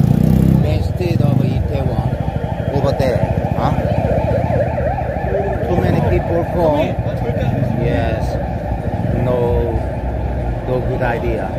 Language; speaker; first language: English; non-native, learner; Korean